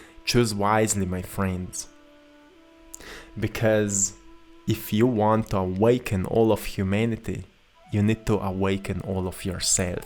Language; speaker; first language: English; non-native, fluent; Slovenian